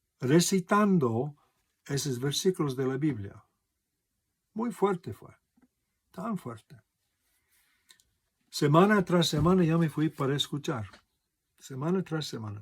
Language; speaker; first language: Spanish; non-native, fluent; English